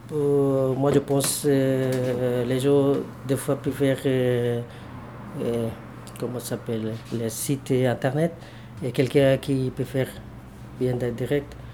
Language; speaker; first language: French; non-native, learner; Bangla